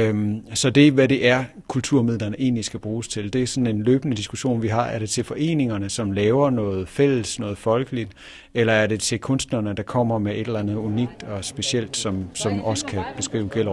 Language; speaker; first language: Danish; native; Danish